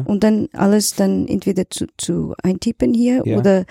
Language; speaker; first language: German; non-native, learner; Portuguese